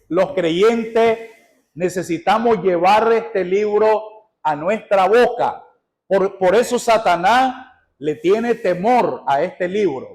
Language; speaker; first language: Spanish; native; Spanish